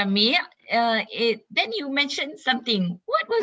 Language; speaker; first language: English; non-native, local second language; Malay